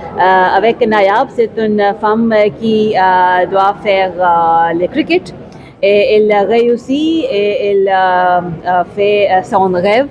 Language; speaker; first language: French; non-native, fluent; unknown